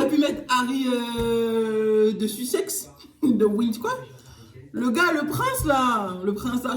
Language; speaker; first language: French; native; French